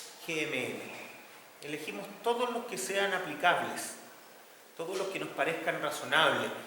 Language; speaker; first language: Spanish; native; Spanish